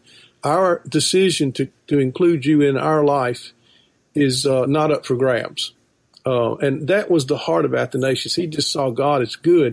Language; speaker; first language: English; native; English